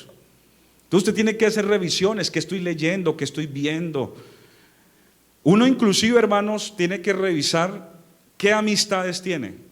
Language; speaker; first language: Spanish; native; Spanish